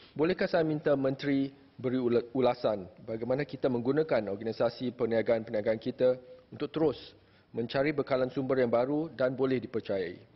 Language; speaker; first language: Malay; native; Malay